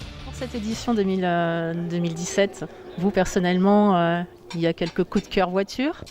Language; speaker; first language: French; native; French